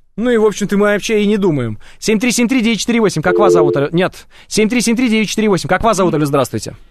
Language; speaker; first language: Russian; native; Russian